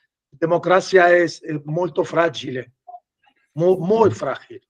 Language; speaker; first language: Portuguese; non-native, learner; Spanish